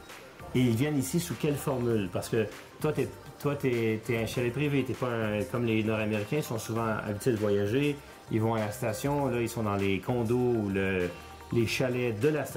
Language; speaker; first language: French; native; French